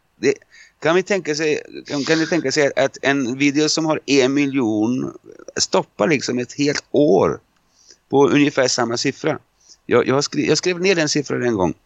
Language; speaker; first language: Swedish; non-native, fluent; Italian